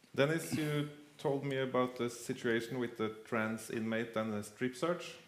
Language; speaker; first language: English; non-native, fluent; Norwegian